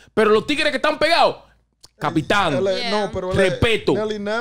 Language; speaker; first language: Spanish; native; Spanish